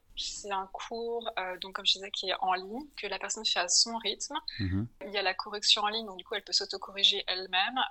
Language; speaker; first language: French; native; French